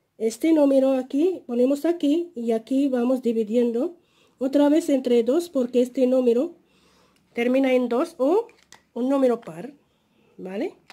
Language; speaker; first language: Spanish; non-native, fluent; Arabic